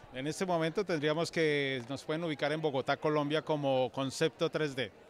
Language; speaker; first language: Spanish; native; Spanish